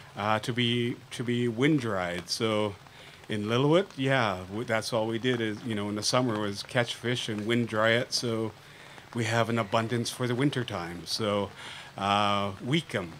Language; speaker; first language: English; native; English